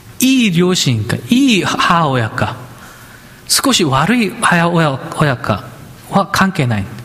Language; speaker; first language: Japanese; non-native, fluent; Korean